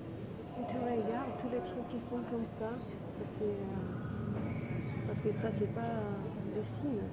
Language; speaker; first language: French; non-native, fluent; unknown